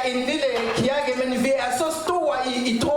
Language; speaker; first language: Danish; non-native, learner; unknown